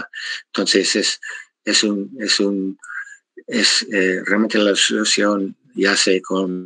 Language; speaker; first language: Spanish; non-native, fluent; English